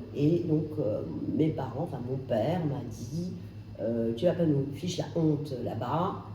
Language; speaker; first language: French; non-native, local second language; Arabic